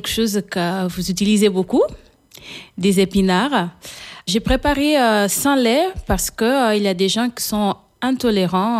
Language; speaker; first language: French; non-native, fluent; Portuguese